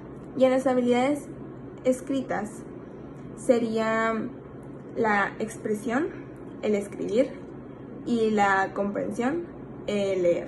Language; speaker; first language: Spanish; native; Spanish